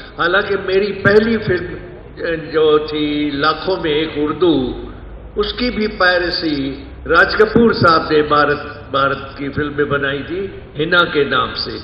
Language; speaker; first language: Urdu; non-native, local second language; Sindhi